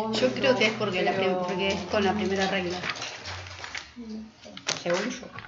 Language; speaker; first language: Spanish; native; Spanish